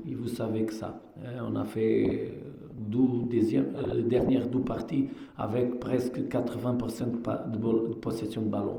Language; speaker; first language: French; non-native, fluent; Portuguese